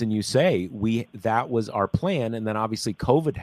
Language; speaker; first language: English; native; English